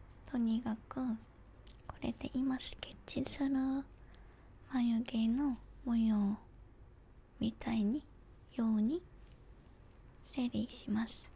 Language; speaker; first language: Japanese; non-native, learner; Korean